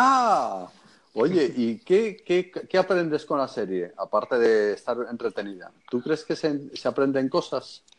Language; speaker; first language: Spanish; native; Spanish